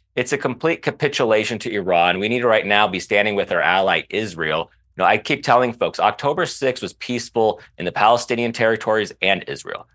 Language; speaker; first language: English; early bilingual, other home language; Arabic